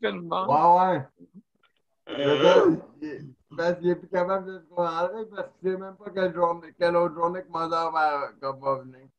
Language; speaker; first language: French; native; French